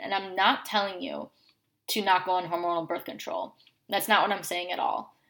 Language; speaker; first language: English; native; English